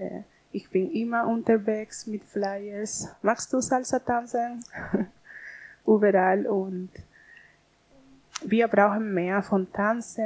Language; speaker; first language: German; non-native, learner; Spanish